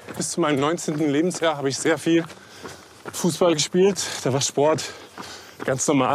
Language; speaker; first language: German; native; German